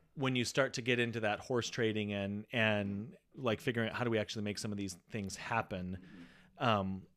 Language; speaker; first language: English; native; English